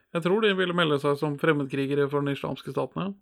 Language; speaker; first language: Norwegian; native; Norwegian